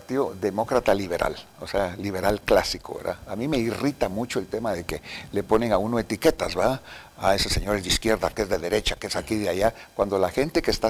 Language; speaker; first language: Spanish; native; Spanish